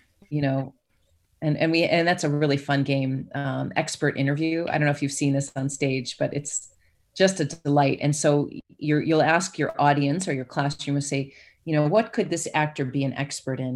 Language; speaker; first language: English; native; English